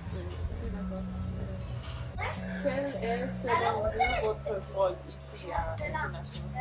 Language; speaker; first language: French; non-native, learner; English